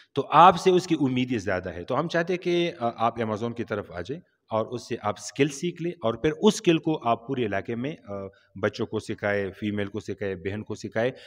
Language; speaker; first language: Urdu; non-native, local second language; Pashto